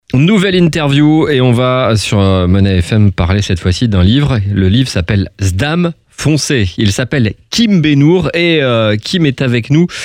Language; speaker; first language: French; native; French